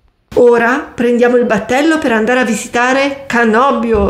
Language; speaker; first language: Italian; native; Italian